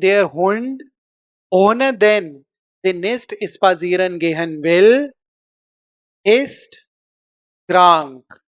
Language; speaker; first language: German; non-native, fluent; Hindi